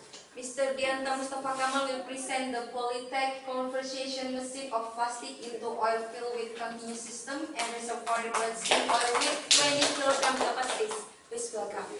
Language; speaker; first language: English; non-native, learner; Indonesian